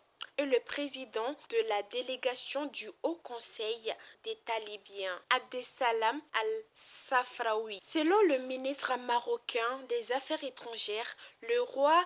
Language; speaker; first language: French; non-native, local second language; Bambara